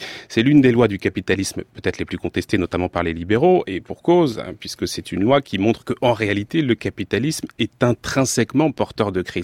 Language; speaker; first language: French; native; French